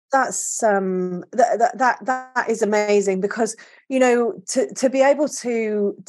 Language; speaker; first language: English; native; English